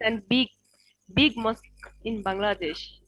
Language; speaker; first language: English; non-native, local second language; Bangla